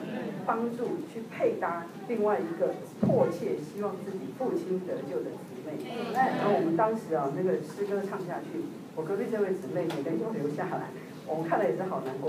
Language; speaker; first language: Chinese; native; Chinese